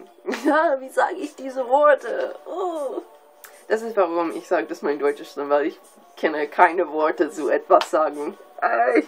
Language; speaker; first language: German; non-native, learner; English